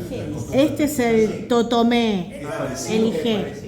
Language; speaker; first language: Spanish; native; Spanish